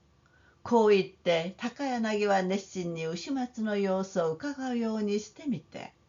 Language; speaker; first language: Japanese; non-native, fluent; Korean